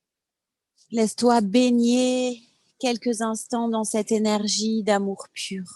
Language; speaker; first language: French; native; French